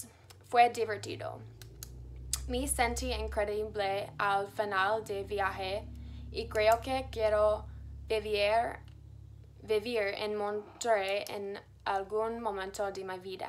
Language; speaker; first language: Spanish; non-native, learner; English